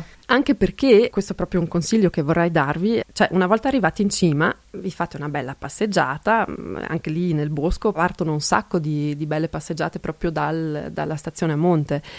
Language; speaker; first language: Italian; non-native, local second language; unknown